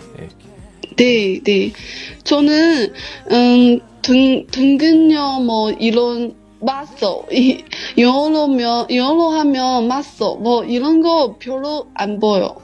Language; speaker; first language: Korean; non-native, learner; Chinese